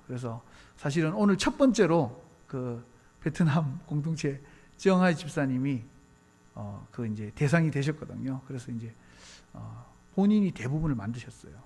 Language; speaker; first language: Korean; native; Korean